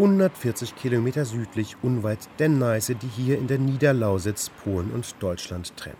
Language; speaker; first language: German; native; German